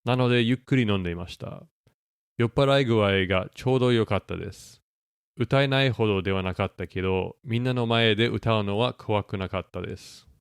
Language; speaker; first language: Japanese; non-native, fluent; English